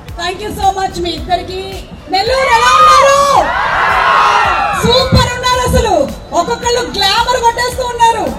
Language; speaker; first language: Telugu; native; Telugu